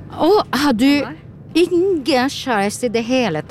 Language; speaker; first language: Norwegian; non-native, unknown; Portuguese